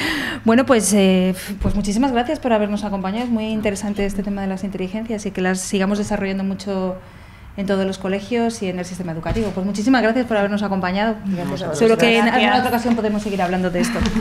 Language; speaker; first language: Spanish; native; Spanish